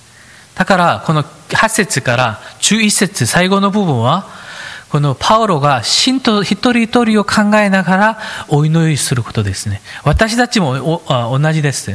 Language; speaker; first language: Japanese; non-native, fluent; Korean